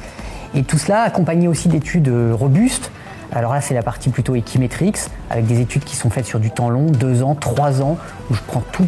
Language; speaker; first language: French; native; French